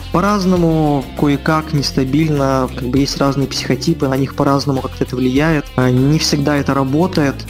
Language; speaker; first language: Russian; native; Russian